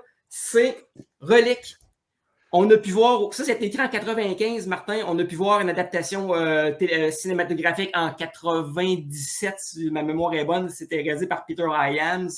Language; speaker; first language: French; native; French